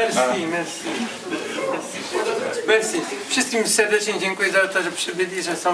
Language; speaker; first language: Polish; native; Polish